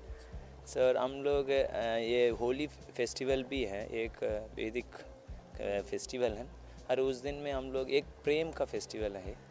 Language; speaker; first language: Hindi; non-native, local second language; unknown